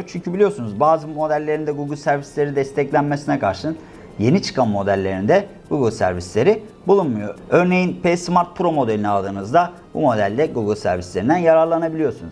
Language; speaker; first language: Turkish; native; Turkish